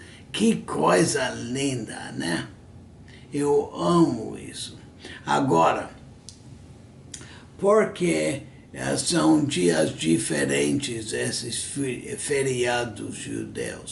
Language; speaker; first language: Portuguese; non-native, fluent; English